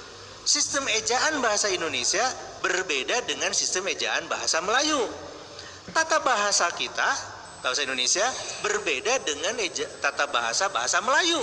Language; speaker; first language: Indonesian; native; Indonesian